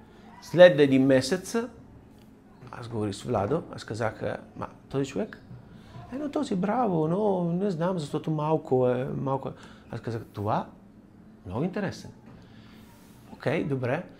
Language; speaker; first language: Bulgarian; non-native, learner; Italian